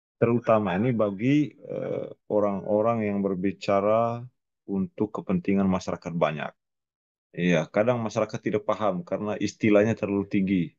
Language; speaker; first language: Indonesian; non-native, local second language; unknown